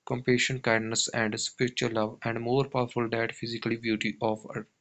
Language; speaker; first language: English; non-native, local second language; Punjabi